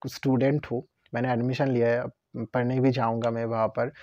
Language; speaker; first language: Hindi; non-native, local second language; Bangla